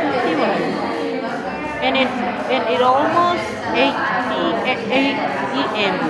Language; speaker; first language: English; non-native, learner; Indonesian